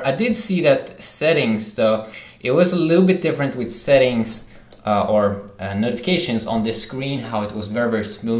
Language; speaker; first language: English; non-native, fluent; Swedish